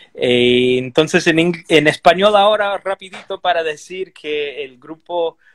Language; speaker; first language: Portuguese; non-native, learner; English